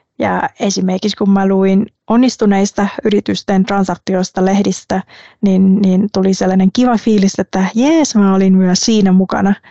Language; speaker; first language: Finnish; non-native, fluent; Vietnamese